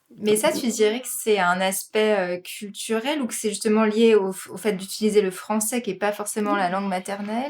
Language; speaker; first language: French; native; French